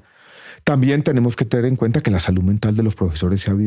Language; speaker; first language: Spanish; native; Spanish